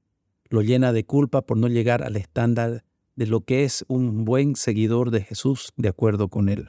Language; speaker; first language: Spanish; native; Spanish